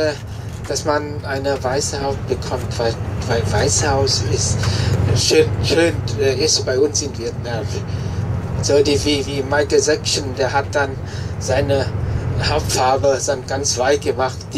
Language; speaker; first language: German; non-native, fluent; Vietnamese